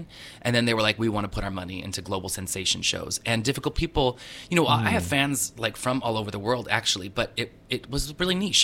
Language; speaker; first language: English; native; English